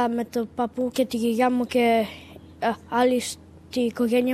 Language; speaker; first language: Greek; early bilingual, heritage; Greek